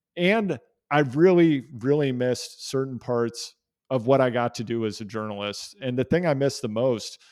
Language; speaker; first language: English; native; English